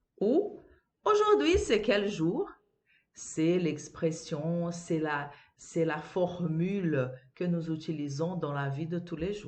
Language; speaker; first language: French; non-native, fluent; Portuguese